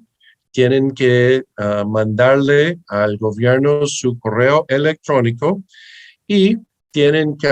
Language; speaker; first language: Spanish; early bilingual, heritage; English